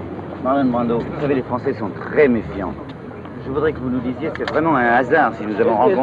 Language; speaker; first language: French; native; French